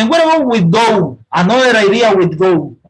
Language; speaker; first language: English; non-native, fluent; Spanish